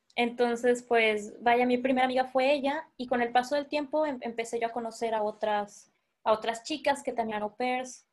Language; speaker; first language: Spanish; native; Spanish